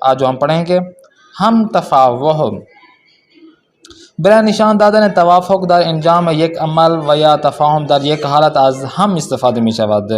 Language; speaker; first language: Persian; non-native, fluent; Urdu